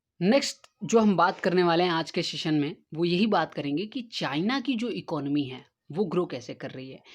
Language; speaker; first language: Hindi; native; Hindi